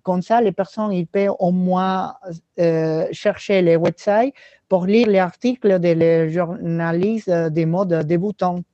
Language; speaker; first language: French; non-native, learner; Spanish